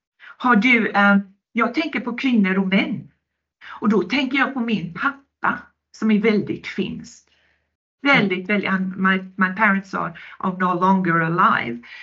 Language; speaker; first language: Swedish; non-native, local second language; Finnish